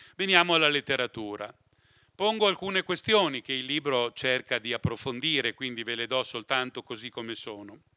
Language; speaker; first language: Italian; native; Italian